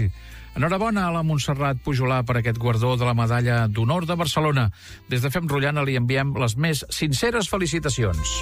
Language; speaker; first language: Catalan; native; Catalan